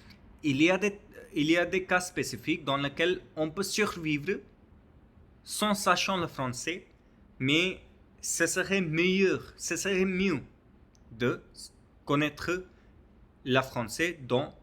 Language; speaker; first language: French; non-native, learner; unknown